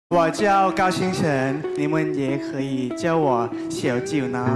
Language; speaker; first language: Chinese; non-native, learner; Thai